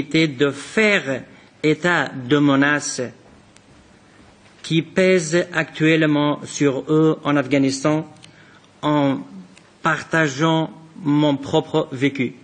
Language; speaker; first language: French; non-native, fluent; Persian